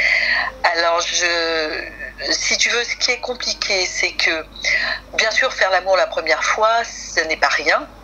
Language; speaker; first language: French; native; French